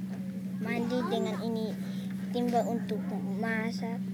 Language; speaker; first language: Indonesian; non-native, local second language; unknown